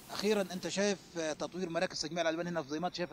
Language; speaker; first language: Arabic; native; Arabic